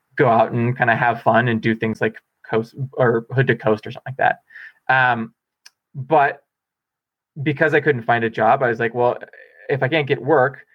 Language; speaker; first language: English; native; English